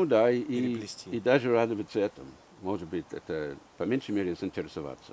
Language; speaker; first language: Russian; early bilingual, heritage; English